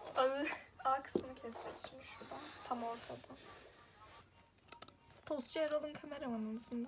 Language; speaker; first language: Turkish; native; Turkish